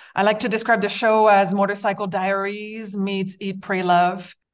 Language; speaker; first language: English; native; English